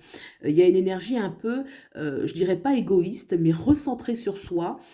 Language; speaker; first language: French; native; French